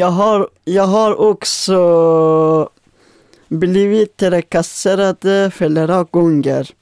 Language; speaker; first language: Swedish; non-native, learner; Persian